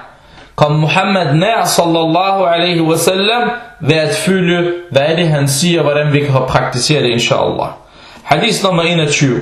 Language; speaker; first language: Danish; early bilingual, other home language; Arabic